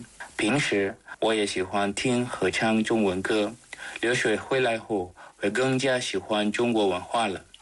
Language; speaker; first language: Chinese; non-native, learner; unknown